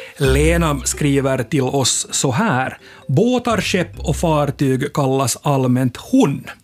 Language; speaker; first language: Swedish; native; Swedish